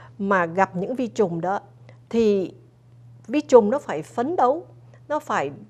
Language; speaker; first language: Vietnamese; early bilingual, other home language; English